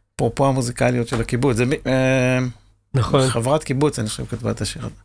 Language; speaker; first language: Hebrew; native; Hebrew